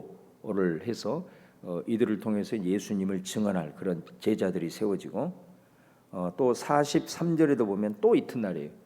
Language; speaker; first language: Korean; native; Korean